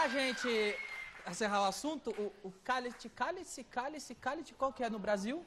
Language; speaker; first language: Portuguese; native; Portuguese